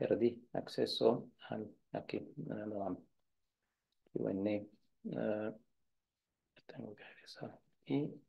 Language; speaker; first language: Spanish; non-native, fluent; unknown